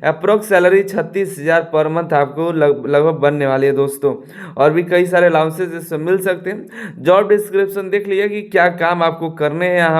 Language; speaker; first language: Hindi; native; Hindi